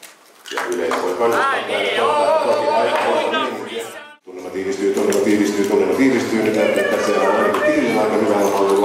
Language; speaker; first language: Finnish; native; Finnish